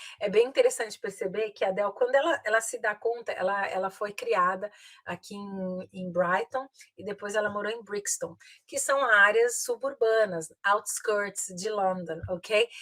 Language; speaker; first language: Portuguese; native; Portuguese